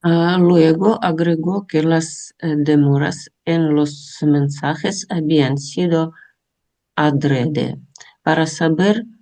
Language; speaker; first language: Spanish; non-native, learner; Russian